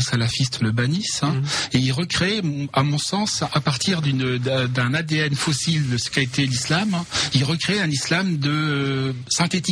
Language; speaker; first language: French; native; French